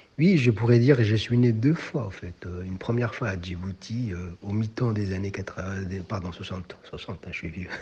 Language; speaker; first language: French; non-native, local second language; Somali